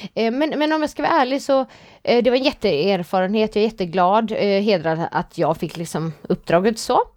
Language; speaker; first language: Swedish; native; Swedish